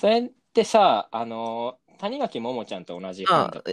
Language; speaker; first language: Japanese; native; Japanese